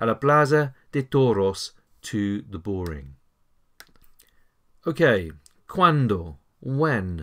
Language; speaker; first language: Spanish; non-native, learner; English